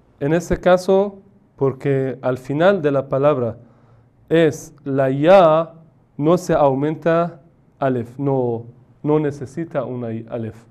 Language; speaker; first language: Spanish; non-native, fluent; Persian